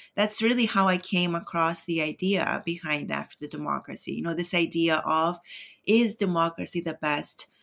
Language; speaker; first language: English; non-native, fluent; Greek